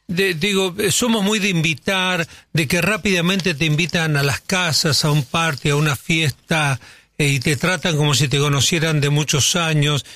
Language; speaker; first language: Spanish; native; Spanish